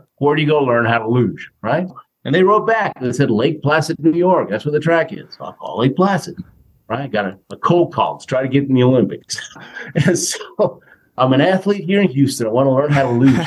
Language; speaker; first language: English; native; English